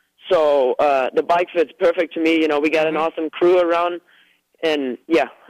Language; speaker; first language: English; non-native, fluent; German